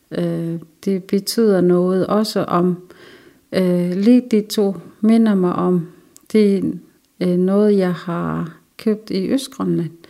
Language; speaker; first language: Danish; non-native, local second language; Kalaallisut